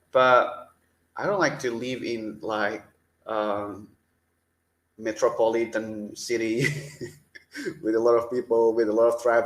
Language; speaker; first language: English; non-native, learner; Indonesian